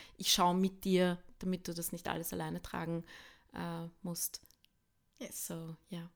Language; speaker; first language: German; early bilingual, other home language; Bosnian